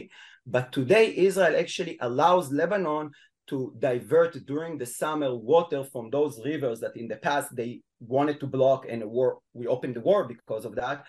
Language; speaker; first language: English; non-native, fluent; Hebrew